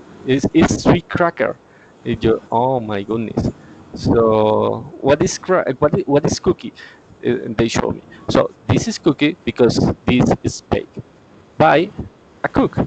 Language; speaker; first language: English; non-native, learner; Spanish